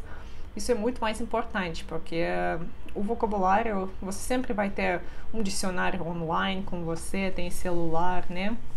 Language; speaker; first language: Portuguese; non-native, fluent; Russian